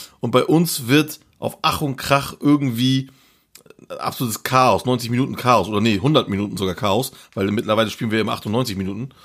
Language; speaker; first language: German; early bilingual, other home language; Turkish